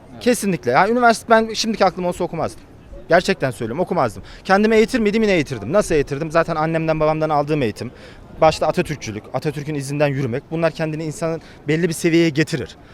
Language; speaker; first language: Turkish; native; Turkish